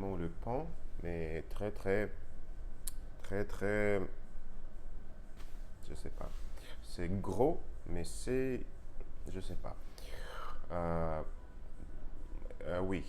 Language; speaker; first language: French; non-native, learner; Russian